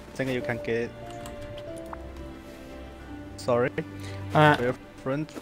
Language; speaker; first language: English; non-native, learner; Chinese